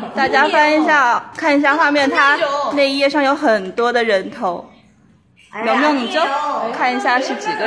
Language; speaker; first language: Chinese; native; Chinese